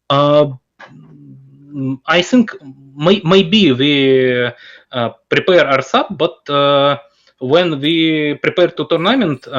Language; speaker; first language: English; non-native, learner; Russian